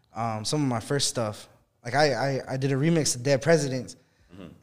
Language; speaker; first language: English; native; English